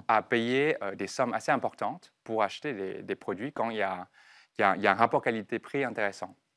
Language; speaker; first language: French; non-native, fluent; Chinese